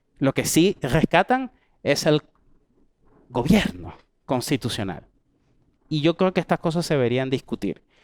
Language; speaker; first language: Spanish; native; Spanish